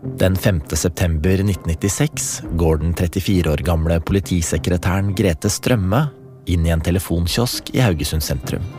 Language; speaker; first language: Norwegian; native; Norwegian